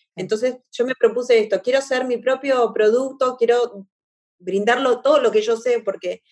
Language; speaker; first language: Spanish; native; Spanish